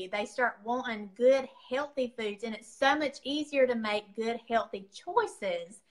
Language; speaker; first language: English; native; English